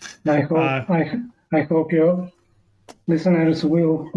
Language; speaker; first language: English; non-native, learner; Ukrainian